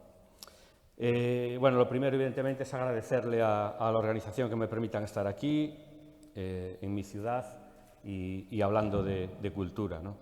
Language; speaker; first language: Spanish; native; Spanish